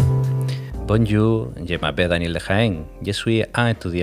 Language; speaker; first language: French; non-native, learner; Spanish